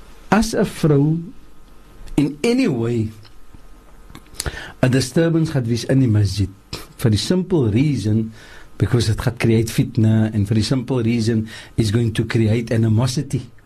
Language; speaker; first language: English; non-native, local second language; Afrikaans